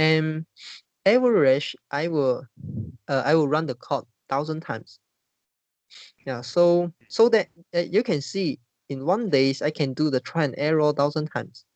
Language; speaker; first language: English; non-native, fluent; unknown